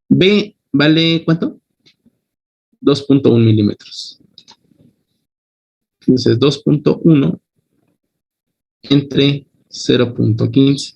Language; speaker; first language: Spanish; native; Spanish